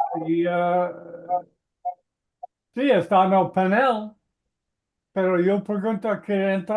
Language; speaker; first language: Spanish; non-native, learner; English